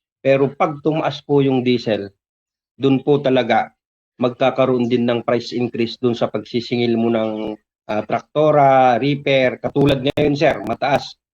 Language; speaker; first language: Filipino; non-native, local second language; Iloko